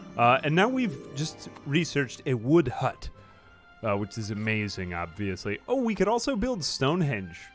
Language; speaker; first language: English; native; English